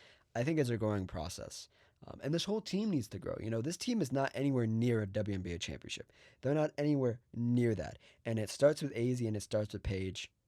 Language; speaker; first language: English; native; English